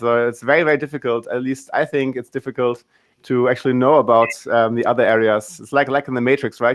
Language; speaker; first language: English; non-native, fluent; German